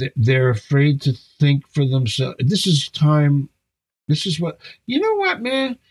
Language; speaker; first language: English; native; English